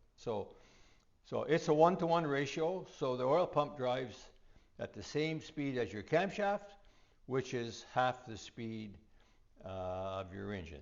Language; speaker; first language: English; native; English